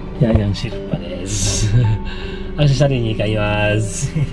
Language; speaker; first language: Japanese; non-native, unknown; Balinese